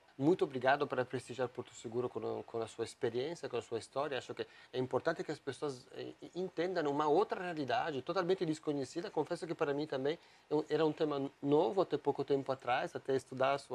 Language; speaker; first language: Portuguese; non-native, fluent; Italian